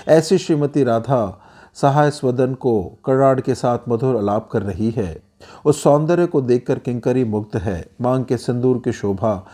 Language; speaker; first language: Hindi; native; Hindi